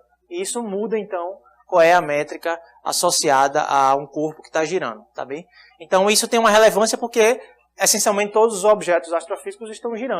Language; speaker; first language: Portuguese; native; Portuguese